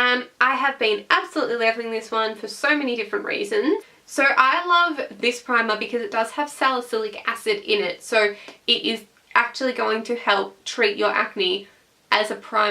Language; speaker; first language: English; native; English